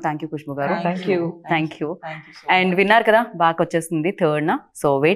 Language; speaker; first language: Telugu; native; Telugu